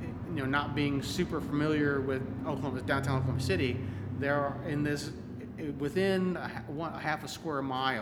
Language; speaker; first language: English; native; English